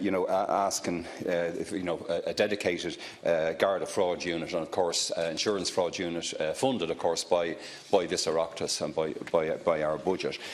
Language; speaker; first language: English; native; English